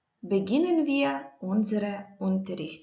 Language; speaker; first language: German; non-native, learner; Ukrainian